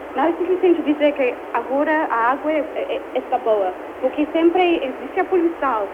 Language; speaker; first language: Portuguese; non-native, fluent; English